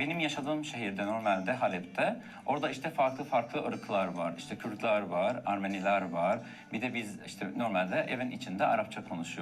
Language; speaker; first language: Turkish; non-native, fluent; Arabic